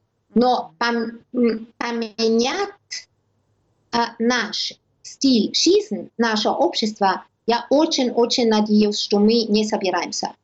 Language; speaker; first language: Russian; non-native, learner; German